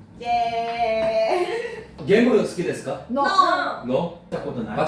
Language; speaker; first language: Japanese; non-native, learner; Korean